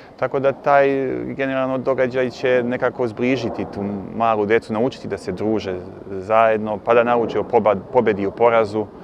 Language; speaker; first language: Bosnian; native; Bosnian